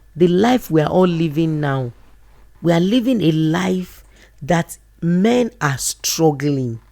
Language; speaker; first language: English; non-native, local second language; Yoruba